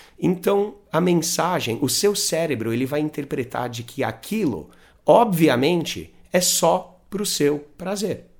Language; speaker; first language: Portuguese; non-native, fluent; English